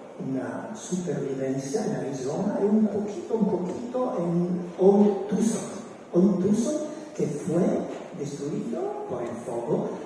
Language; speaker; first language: Spanish; non-native, learner; Italian